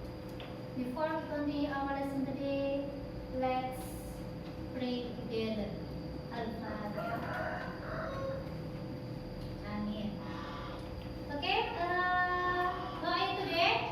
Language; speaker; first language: English; non-native, learner; Indonesian